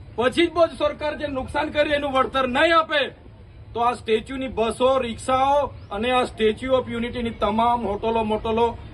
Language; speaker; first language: Gujarati; non-native, local second language; Vasavi